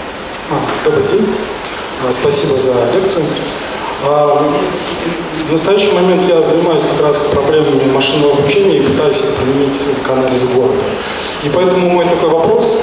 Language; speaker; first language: Russian; native; Russian